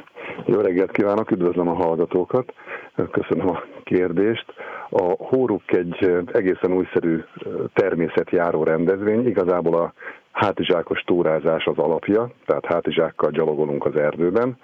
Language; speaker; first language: Hungarian; native; Hungarian